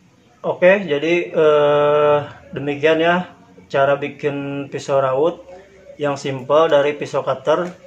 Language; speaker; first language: Indonesian; native; Indonesian